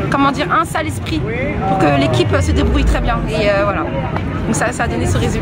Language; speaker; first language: French; native; French